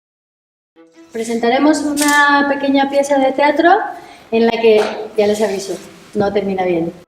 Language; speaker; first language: Spanish; native; Spanish